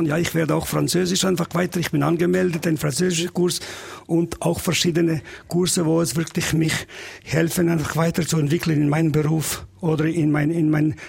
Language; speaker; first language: German; non-native, learner; Albanian